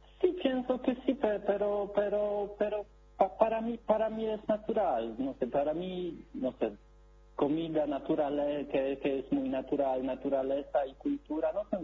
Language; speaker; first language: Spanish; non-native, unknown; Polish